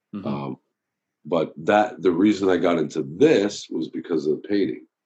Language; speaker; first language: English; native; English